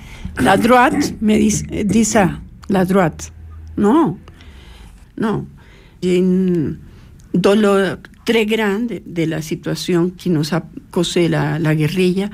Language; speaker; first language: French; non-native, fluent; Spanish